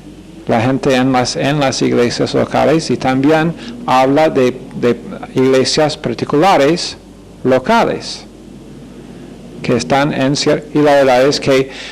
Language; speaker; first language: Spanish; non-native, fluent; English